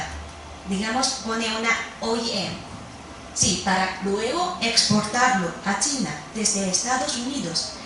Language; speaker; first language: Spanish; non-native, fluent; Chinese